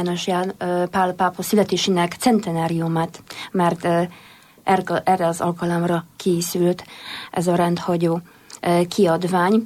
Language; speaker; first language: Hungarian; non-native, fluent; Polish